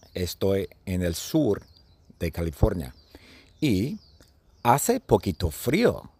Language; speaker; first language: Spanish; early bilingual, heritage; Spanish